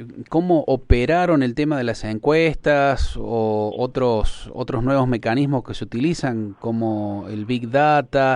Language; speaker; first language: Spanish; native; Spanish